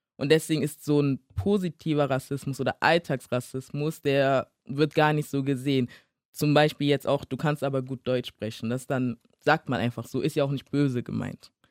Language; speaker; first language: German; early bilingual, other home language; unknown